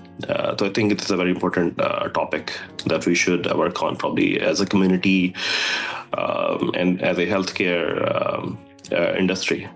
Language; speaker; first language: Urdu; native; Urdu